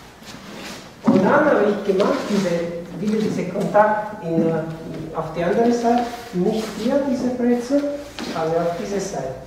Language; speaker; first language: German; non-native, fluent; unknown